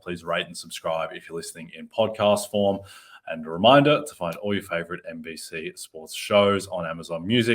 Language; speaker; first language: English; native; English